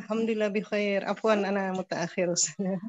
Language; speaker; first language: Arabic; non-native, learner; Indonesian